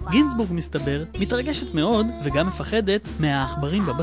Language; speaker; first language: Hebrew; native; Hebrew